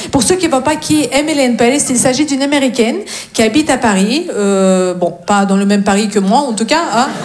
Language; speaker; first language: French; non-native, fluent; Russian